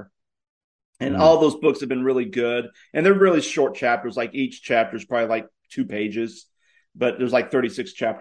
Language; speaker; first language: English; native; English